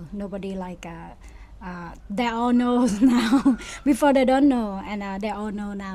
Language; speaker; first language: English; non-native, fluent; Thai